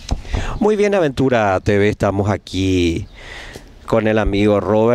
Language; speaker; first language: Spanish; native; Spanish